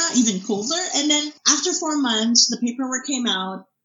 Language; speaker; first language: English; non-native, local second language; Filipino